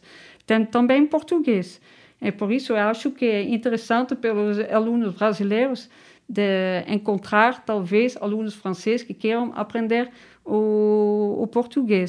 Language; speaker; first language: Portuguese; non-native, learner; Dutch